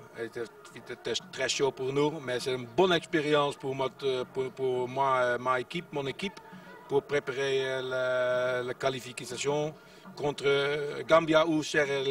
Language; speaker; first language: French; non-native, fluent; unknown